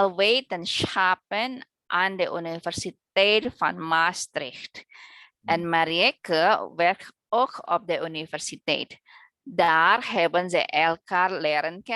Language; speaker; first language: Dutch; non-native, learner; Indonesian